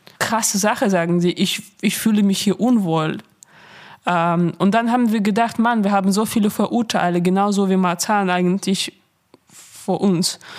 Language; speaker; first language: German; non-native, fluent; Russian